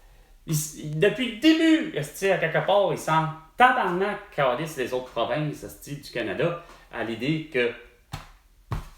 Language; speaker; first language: French; native; French